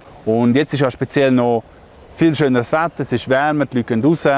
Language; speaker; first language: German; native; German